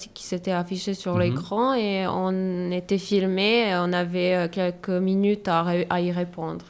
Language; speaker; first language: French; non-native, fluent; Serbian